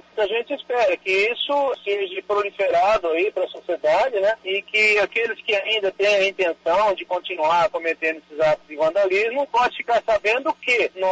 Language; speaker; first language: Portuguese; native; Portuguese